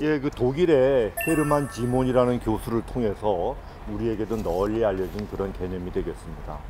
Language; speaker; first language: Korean; native; Korean